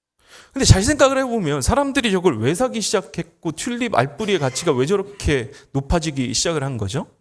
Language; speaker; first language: Korean; native; Korean